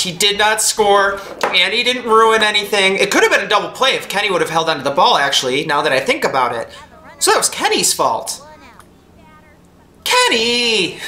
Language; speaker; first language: English; native; English